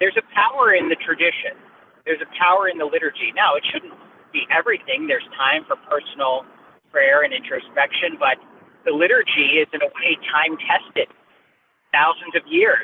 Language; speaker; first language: English; native; English